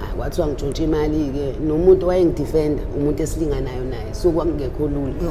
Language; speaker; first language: Zulu; native; Zulu